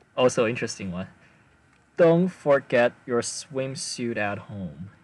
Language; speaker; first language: English; non-native, fluent; Chinese